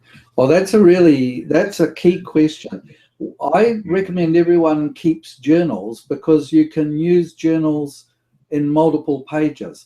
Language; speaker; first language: English; native; English